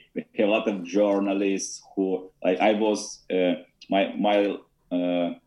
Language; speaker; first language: English; non-native, learner; Ukrainian